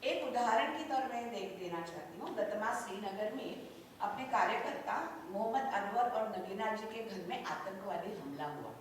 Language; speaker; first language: Hindi; non-native, local second language; Marathi